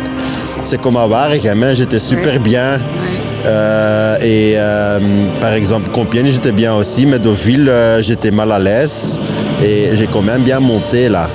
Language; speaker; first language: French; non-native, local second language; Dutch